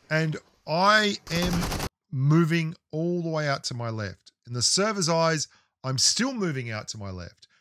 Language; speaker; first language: English; native; English